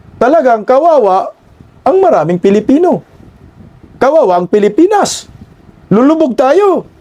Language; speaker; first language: Filipino; non-native, local second language; Cebuano